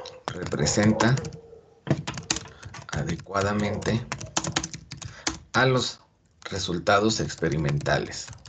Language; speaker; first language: Spanish; native; Spanish